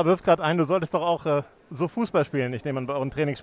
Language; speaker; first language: German; native; German